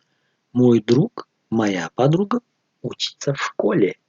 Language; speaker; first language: Russian; non-native, fluent; Tajik